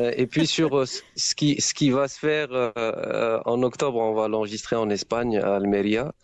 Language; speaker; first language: French; non-native, local second language; Arabic